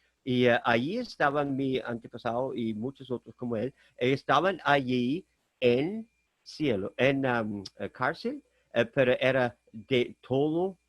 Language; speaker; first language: Spanish; non-native, fluent; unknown